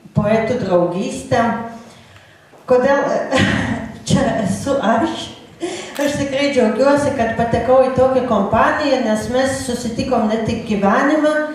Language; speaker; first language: Lithuanian; non-native, fluent; Latvian